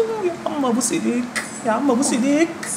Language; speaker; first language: Arabic; native; Arabic